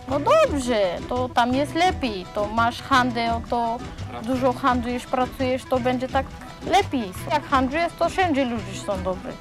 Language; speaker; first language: Polish; non-native, learner; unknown